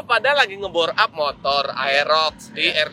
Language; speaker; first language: Indonesian; native; Indonesian